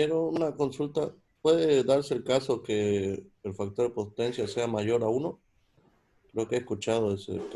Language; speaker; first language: Spanish; native; Spanish